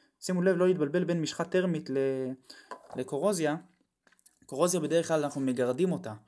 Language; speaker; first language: Hebrew; native; Hebrew